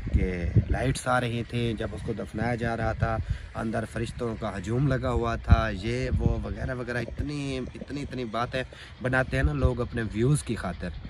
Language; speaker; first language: Urdu; non-native, local second language; Saraiki